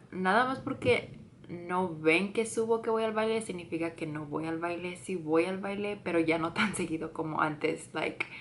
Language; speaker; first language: Spanish; early bilingual, heritage; Spanish